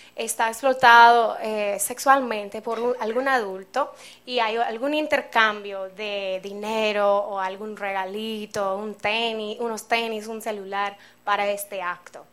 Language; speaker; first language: Spanish; non-native, fluent; English